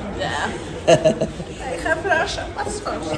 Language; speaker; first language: English; non-native, learner; Russian